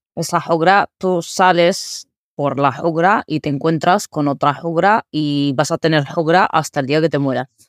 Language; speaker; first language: Spanish; early bilingual, other home language; Arabic